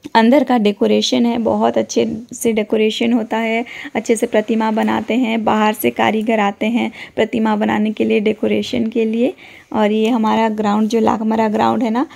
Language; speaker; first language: Hindi; non-native, local second language; Odia